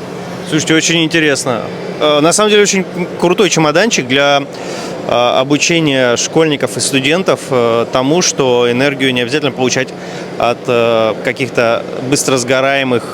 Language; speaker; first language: Russian; native; Russian